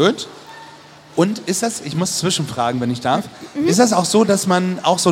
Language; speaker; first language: German; native; German